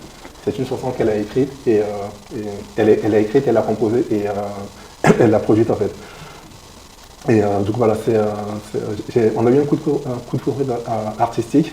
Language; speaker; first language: French; native; French